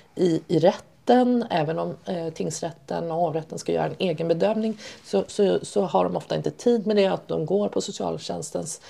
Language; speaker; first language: Swedish; early bilingual, other home language; Persian